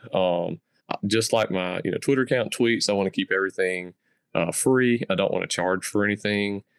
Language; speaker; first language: English; native; English